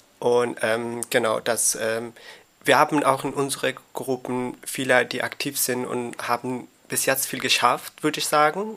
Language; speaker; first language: German; non-native, learner; Persian